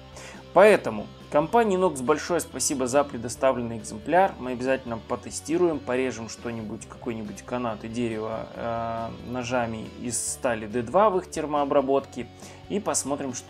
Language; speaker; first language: Russian; native; Russian